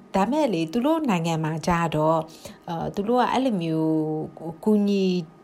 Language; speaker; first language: Burmese; native; Burmese